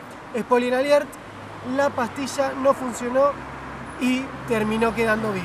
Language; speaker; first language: Spanish; native; Spanish